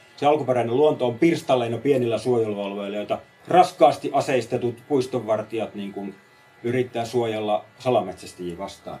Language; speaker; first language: Finnish; native; Finnish